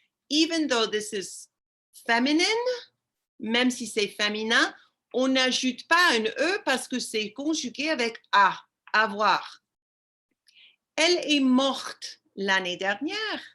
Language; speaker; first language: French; non-native, fluent; English